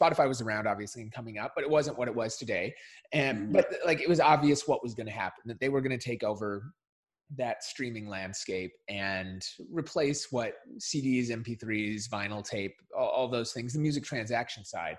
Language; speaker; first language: English; native; English